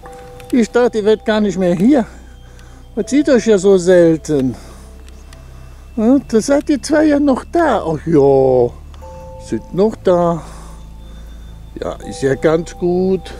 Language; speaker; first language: German; native; German